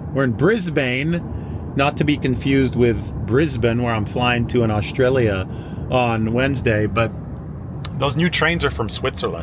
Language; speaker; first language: English; native; English